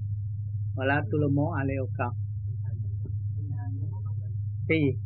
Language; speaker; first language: French; non-native, learner; Vietnamese